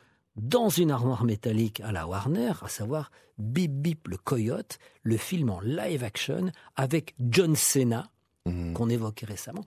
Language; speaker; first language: French; native; French